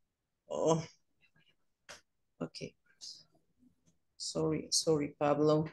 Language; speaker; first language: English; non-native, learner; Spanish